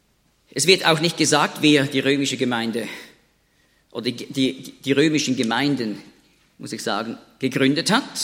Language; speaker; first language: German; native; German